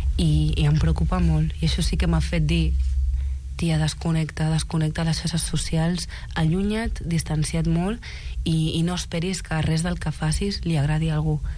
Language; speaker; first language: Catalan; early bilingual, other home language; Arabic